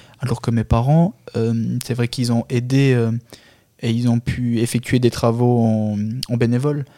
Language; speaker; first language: French; non-native, fluent; Albanian